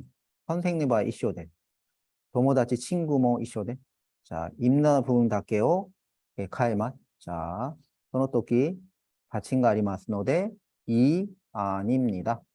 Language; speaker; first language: Japanese; non-native, fluent; Korean